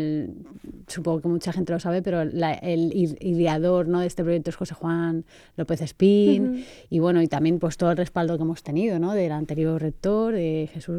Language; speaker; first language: Spanish; native; Spanish